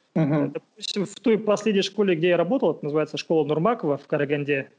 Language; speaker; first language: Russian; non-native, local second language; Kazakh